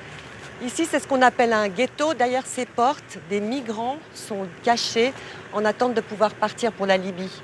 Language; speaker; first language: French; native; French